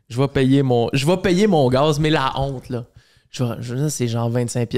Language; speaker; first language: French; native; French